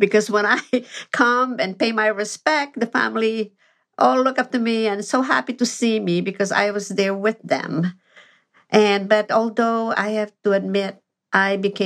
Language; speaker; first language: English; non-native, local second language; Filipino